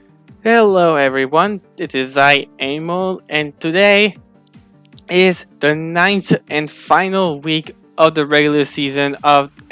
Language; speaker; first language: English; non-native, fluent; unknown